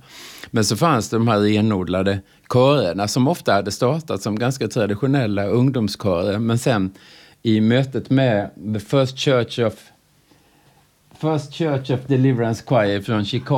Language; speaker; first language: Swedish; native; Swedish